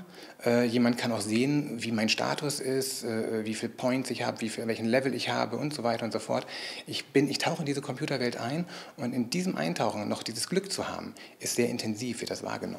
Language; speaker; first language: German; native; German